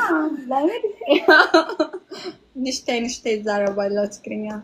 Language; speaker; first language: Arabic; non-native, learner; Amharic